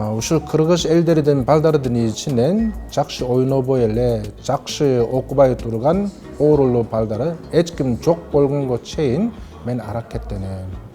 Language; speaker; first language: Kyrgyz; non-native, fluent; Korean